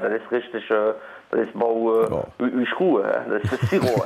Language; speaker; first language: German; non-native, learner; Dutch